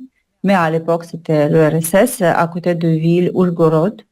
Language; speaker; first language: French; non-native, learner; Russian